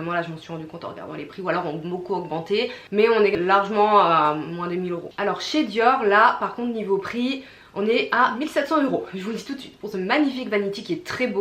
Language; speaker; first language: French; native; French